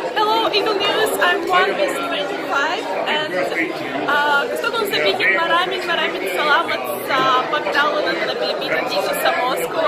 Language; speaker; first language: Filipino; non-native, learner; Russian